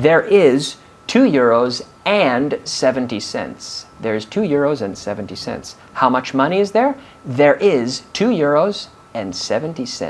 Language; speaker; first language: English; non-native, fluent; Spanish